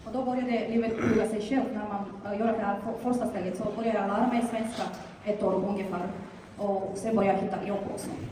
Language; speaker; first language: Swedish; non-native, fluent; Bulgarian